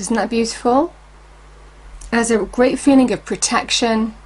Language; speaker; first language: English; native; English